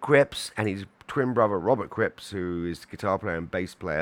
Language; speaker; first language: English; native; English